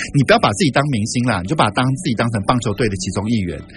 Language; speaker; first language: Chinese; native; Chinese